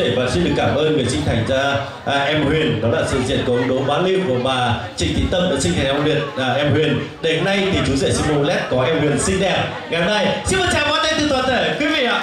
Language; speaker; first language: Vietnamese; native; Vietnamese